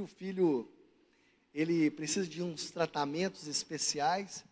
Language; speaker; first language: Portuguese; native; Portuguese